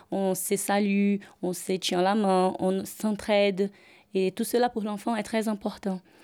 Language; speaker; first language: French; non-native, fluent; Portuguese